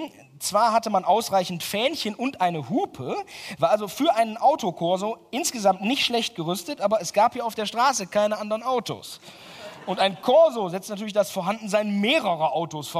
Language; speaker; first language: German; native; German